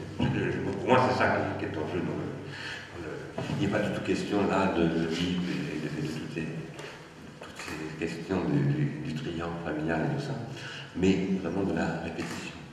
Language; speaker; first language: French; native; French